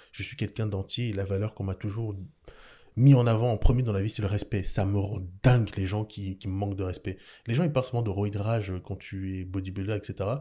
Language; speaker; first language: French; early bilingual, other home language; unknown